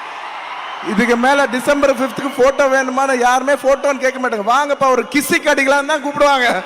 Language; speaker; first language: Tamil; non-native, local second language; Telugu